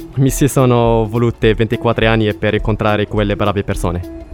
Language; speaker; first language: Italian; non-native, learner; Arabic